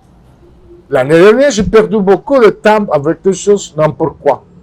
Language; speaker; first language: French; non-native, fluent; Spanish